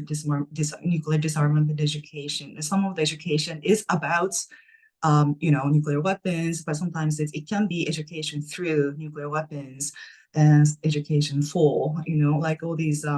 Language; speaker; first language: English; non-native, fluent; Japanese